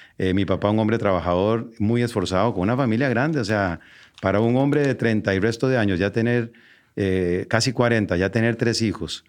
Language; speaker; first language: Spanish; native; Spanish